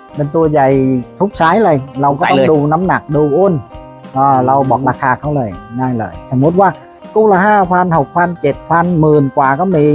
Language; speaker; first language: Thai; non-native, learner; Vietnamese